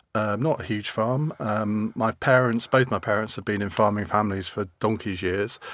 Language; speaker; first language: English; native; English